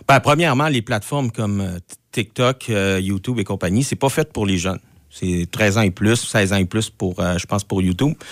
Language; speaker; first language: French; native; French